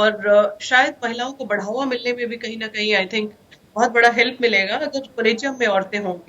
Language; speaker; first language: Hindi; native; Hindi